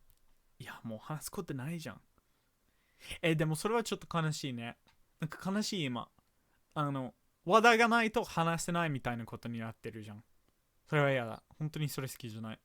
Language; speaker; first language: Japanese; non-native, fluent; English